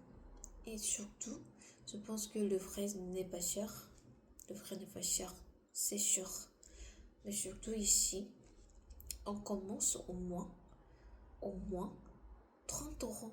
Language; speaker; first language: French; non-native, learner; Korean